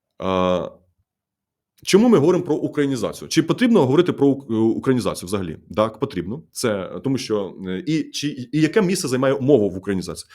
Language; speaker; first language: Ukrainian; native; Ukrainian